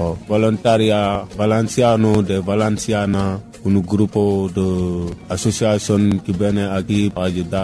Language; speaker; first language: Spanish; non-native, learner; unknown